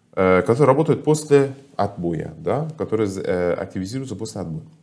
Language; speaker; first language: Russian; non-native, fluent; Persian